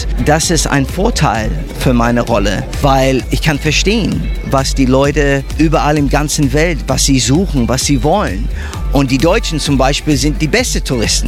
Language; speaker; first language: German; non-native, fluent; English